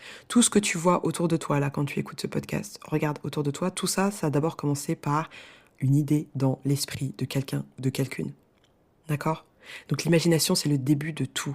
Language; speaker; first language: French; native; French